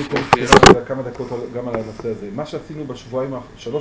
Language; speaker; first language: Hebrew; native; Hebrew